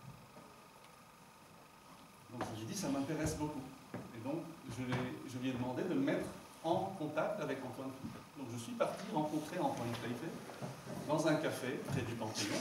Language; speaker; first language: French; non-native, local second language; Arabic